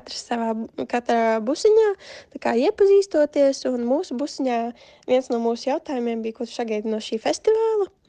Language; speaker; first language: Latvian; native; Latvian